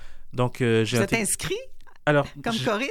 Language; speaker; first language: French; native; French